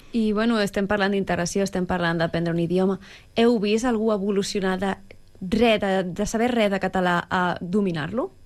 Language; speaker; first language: Catalan; native; Catalan